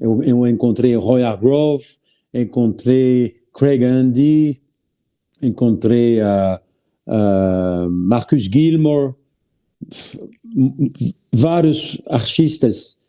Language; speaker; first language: Portuguese; non-native, learner; French